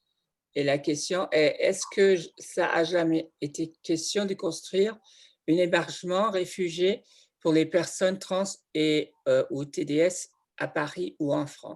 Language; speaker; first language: French; non-native, fluent; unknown